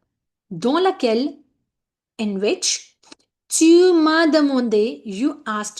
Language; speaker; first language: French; non-native, fluent; Hindi